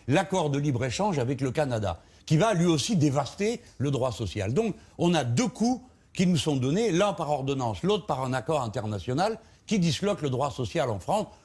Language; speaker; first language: French; native; French